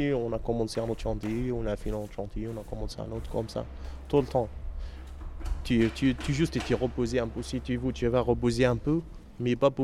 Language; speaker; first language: French; non-native, learner; Arabic